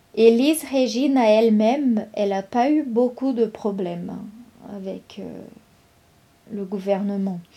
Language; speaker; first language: French; non-native, fluent; Portuguese